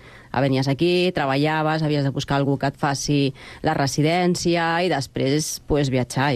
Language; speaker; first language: Catalan; non-native, fluent; Spanish